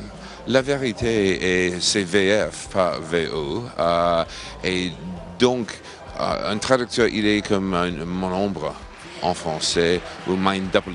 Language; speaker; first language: French; non-native, fluent; English